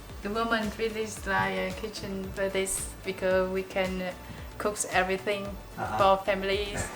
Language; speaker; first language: English; non-native, learner; Vietnamese